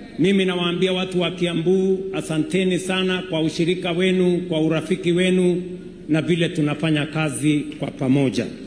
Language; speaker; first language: Swahili; non-native, local second language; Kalenjin